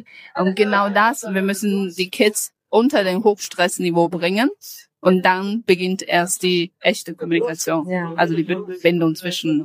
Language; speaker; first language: German; non-native, fluent; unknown